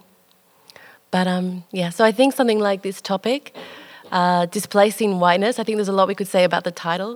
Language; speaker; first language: English; native; English